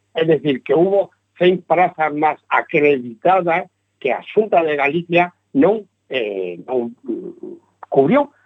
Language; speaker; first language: Galician; non-native, local second language; Spanish